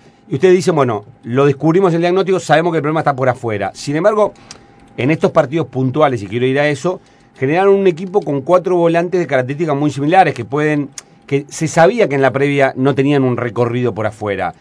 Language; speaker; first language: Spanish; native; Spanish